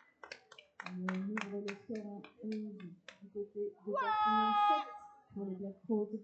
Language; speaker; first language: French; native; French